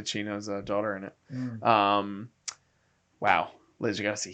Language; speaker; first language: English; native; English